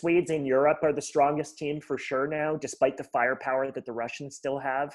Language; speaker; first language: English; native; English